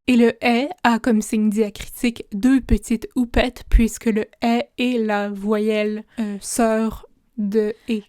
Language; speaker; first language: French; native; French